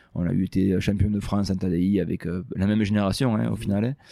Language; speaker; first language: French; native; French